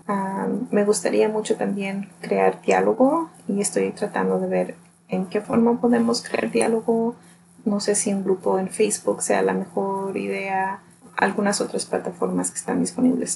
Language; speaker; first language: Spanish; early bilingual, heritage; Spanish